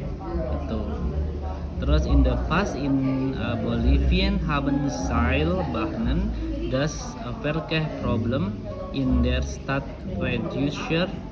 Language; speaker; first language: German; non-native, learner; Indonesian